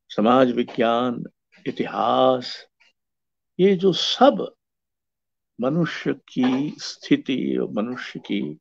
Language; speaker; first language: Hindi; native; Hindi